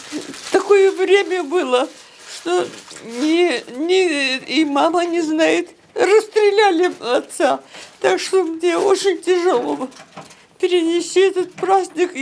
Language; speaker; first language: Russian; native; Russian